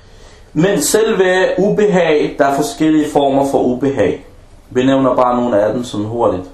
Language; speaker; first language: Danish; non-native, fluent; Arabic